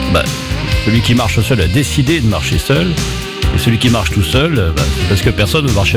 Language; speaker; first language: French; native; French